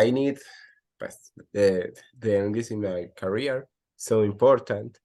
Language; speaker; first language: English; non-native, learner; Spanish